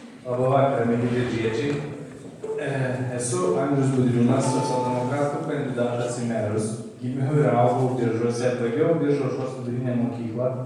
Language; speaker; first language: Lithuanian; native; Lithuanian